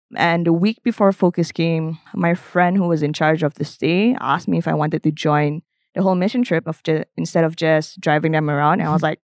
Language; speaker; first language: English; non-native, local second language; Malay